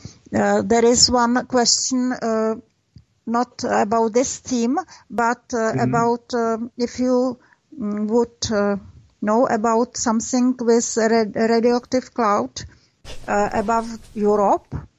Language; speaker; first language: English; non-native, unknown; Czech